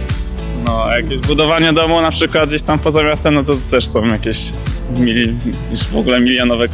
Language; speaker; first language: Polish; native; Polish